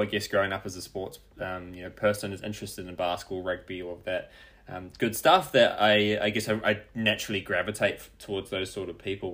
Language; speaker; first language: English; native; English